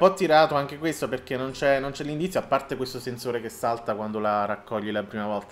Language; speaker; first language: Italian; native; Italian